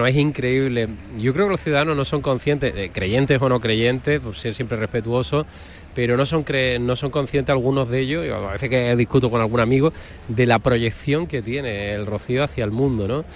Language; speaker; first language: Spanish; native; Spanish